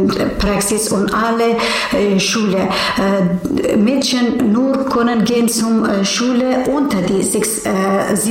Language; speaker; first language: German; non-native, learner; Persian